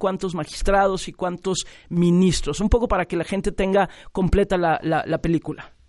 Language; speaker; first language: Spanish; native; Spanish